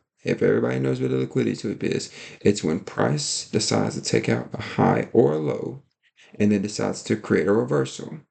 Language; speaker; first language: English; native; English